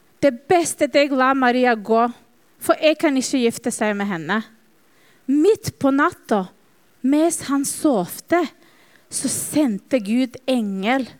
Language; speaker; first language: Norwegian; non-native, fluent; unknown